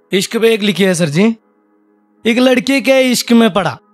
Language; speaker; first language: Hindi; non-native, local second language; Marathi